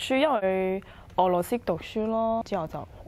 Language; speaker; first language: Cantonese; non-native, fluent; Chinese